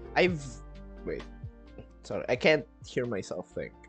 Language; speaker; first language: English; non-native, local second language; Filipino